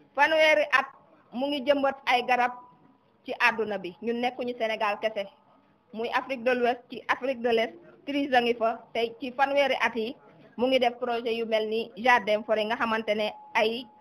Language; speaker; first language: Wolof; non-native, local second language; Serer